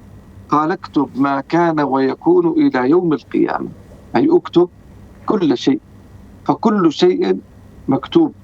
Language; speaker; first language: Arabic; native; Arabic